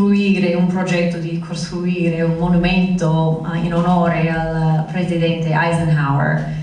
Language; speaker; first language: Italian; non-native, fluent; English